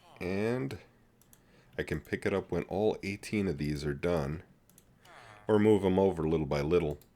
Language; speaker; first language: English; native; English